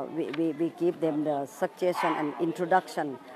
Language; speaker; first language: English; non-native, fluent; Thai